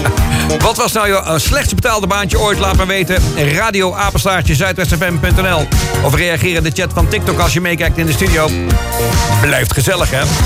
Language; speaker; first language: Dutch; native; Dutch